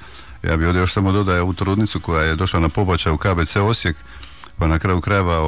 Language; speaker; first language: Croatian; native; Croatian